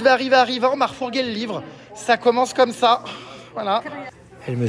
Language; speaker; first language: French; native; French